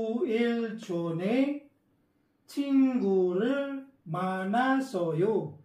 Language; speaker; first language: Korean; non-native, fluent; Filipino